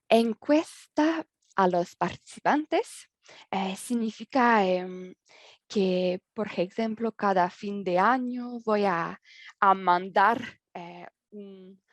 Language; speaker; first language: Spanish; non-native, learner; French